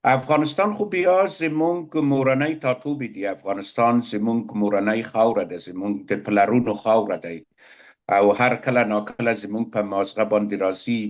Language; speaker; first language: Pashto; non-native, local second language; Persian